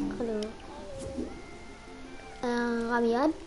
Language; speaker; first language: English; non-native, learner; French